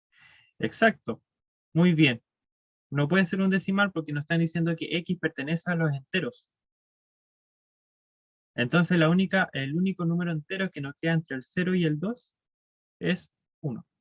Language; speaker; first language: Spanish; native; Spanish